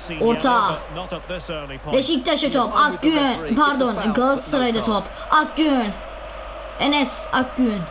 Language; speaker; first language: Turkish; non-native, learner; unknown